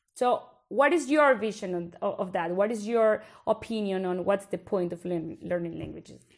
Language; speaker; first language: English; non-native, fluent; Spanish